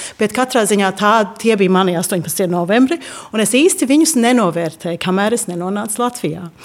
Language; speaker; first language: Latvian; early bilingual, heritage; Latvian